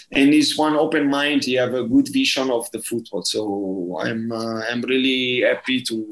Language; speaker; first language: English; non-native, learner; Italian